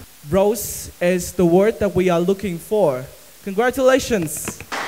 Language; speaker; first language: English; non-native, fluent; Vietnamese